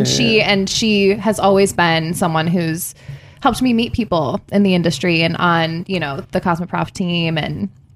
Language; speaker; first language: English; native; English